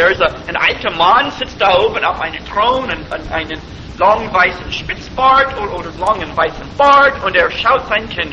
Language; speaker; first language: German; non-native, fluent; English